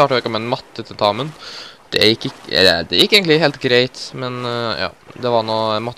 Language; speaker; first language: Norwegian; native; Norwegian